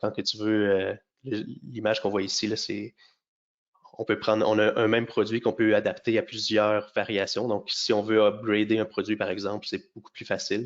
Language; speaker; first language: French; native; French